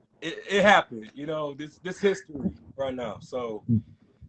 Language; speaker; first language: English; native; English